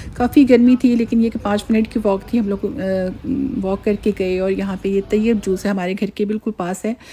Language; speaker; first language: Urdu; native; Urdu